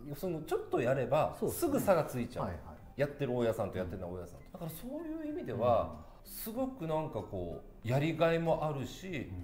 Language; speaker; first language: Japanese; native; Japanese